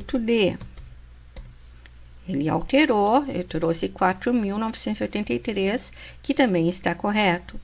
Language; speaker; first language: Portuguese; native; Portuguese